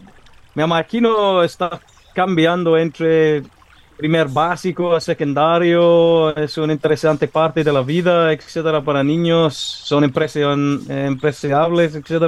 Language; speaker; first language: Spanish; non-native, fluent; English